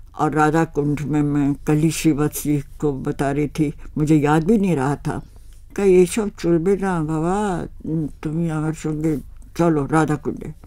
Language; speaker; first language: Hindi; native; Hindi